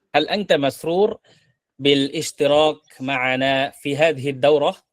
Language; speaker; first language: Arabic; non-native, fluent; Bangla